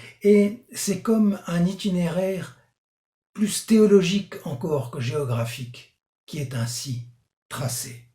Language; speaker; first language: French; native; French